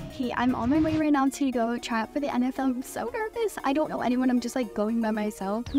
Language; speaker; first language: English; native; English